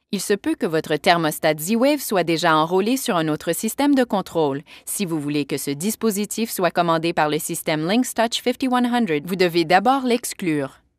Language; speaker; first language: French; native; French